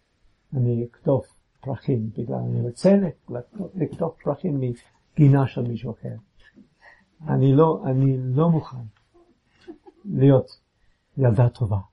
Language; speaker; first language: Hebrew; non-native, fluent; English